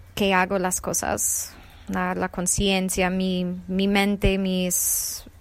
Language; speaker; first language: Spanish; non-native, fluent; English